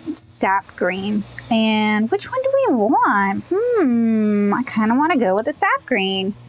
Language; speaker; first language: English; native; English